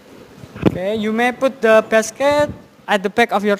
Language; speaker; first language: English; non-native, fluent; Indonesian